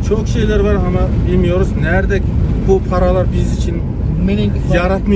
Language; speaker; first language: Turkish; non-native, learner; Kazakh